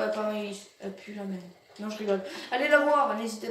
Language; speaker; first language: French; native; French